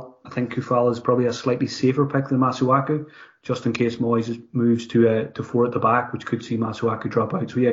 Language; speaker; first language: English; native; English